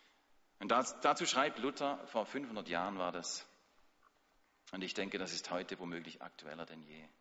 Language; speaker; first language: German; native; German